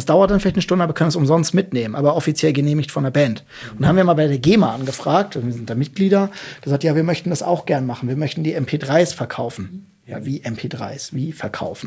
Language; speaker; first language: German; native; German